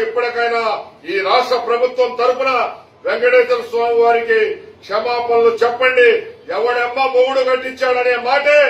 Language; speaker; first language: Telugu; native; Telugu